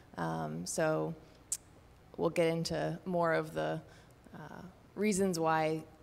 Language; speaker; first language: English; native; English